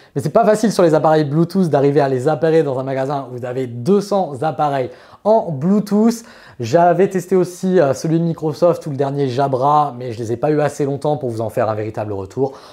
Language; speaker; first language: French; native; French